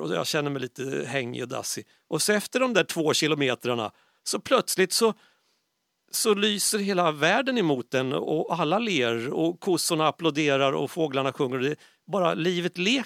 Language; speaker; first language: Swedish; native; Swedish